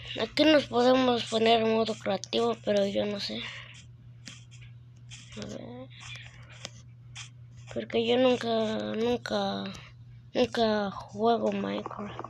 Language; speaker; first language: Spanish; early bilingual, heritage; Spanish